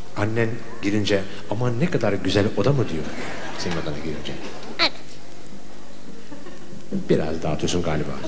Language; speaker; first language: Turkish; native; Turkish